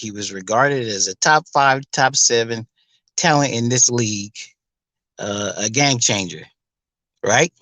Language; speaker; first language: English; native; English